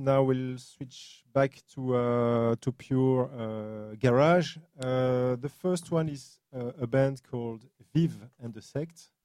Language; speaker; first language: English; non-native, fluent; French